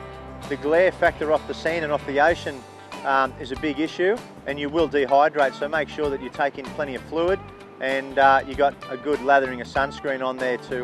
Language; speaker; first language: English; native; English